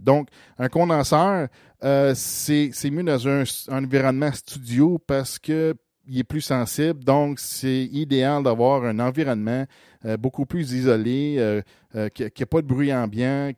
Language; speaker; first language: French; native; French